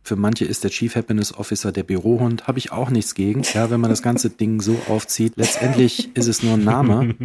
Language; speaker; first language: German; native; German